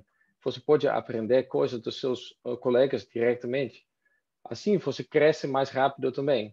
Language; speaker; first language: Portuguese; non-native, fluent; Dutch